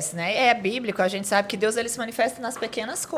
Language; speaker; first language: Portuguese; native; Portuguese